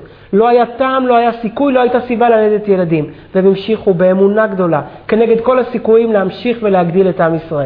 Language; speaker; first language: Hebrew; native; Hebrew